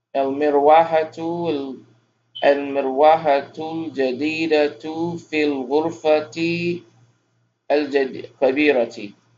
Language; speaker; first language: Arabic; non-native, fluent; English